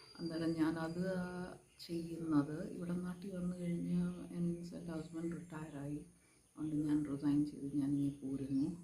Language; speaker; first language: Malayalam; early bilingual, heritage; Malayalam